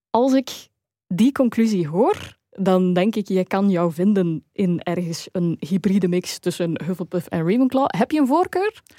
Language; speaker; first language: Dutch; native; Dutch